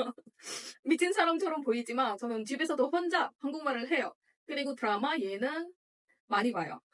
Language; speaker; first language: Korean; non-native, fluent; Indonesian